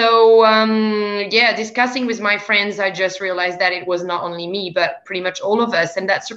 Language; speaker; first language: English; non-native, fluent; French